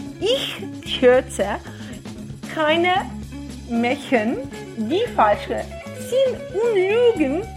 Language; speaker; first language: German; non-native, learner; Portuguese